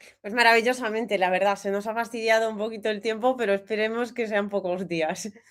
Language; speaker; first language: Spanish; non-native, fluent; Russian